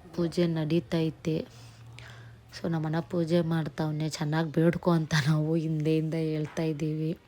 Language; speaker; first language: Kannada; non-native, local second language; Nepali